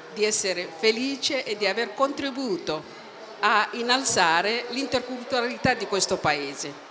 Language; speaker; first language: Italian; non-native, fluent; Somali